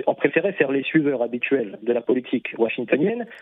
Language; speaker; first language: French; non-native, fluent; Russian